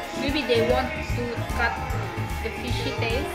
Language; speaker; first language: English; non-native, fluent; Indonesian